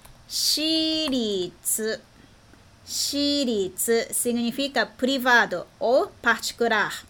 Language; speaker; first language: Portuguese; non-native, fluent; Japanese